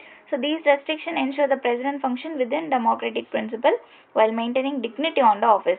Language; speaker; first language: English; non-native, local second language; Tamil